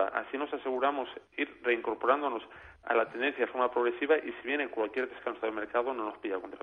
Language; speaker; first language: Spanish; native; Spanish